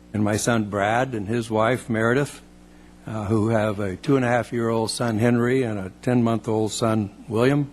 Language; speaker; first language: English; native; English